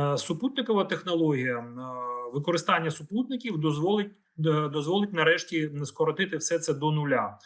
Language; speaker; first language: Ukrainian; native; Ukrainian